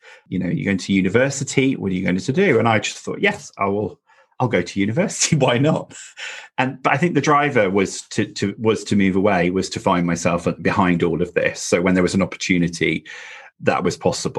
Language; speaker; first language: English; native; English